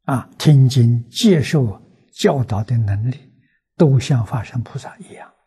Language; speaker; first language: Chinese; native; Chinese